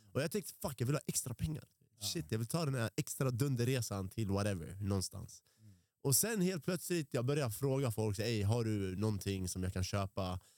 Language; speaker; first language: Swedish; early bilingual, other home language; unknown